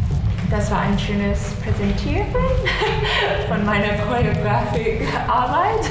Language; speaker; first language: German; non-native, learner; English